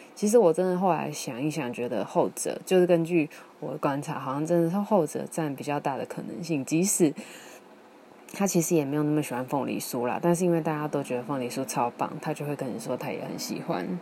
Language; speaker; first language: Chinese; non-native, local second language; Min Nan Chinese